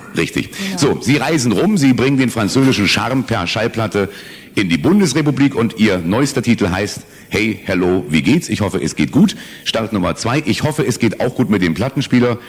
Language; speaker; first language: German; native; German